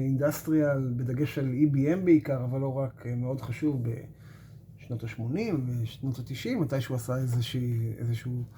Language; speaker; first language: Hebrew; native; Hebrew